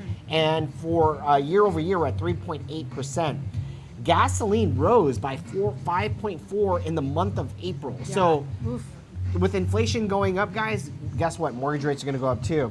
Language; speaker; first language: English; native; English